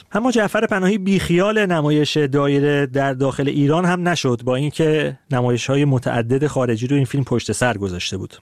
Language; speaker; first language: Persian; native; Persian